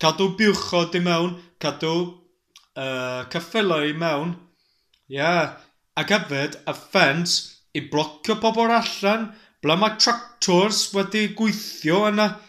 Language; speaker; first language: Welsh; non-native, learner; English